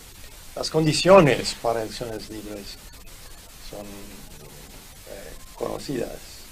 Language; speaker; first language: Spanish; non-native, fluent; English